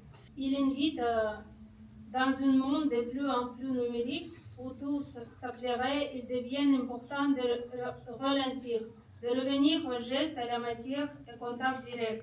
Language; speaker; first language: French; non-native, learner; Kazakh